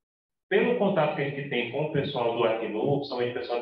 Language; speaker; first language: Portuguese; native; Portuguese